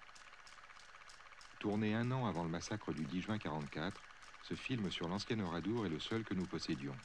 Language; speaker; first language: French; native; French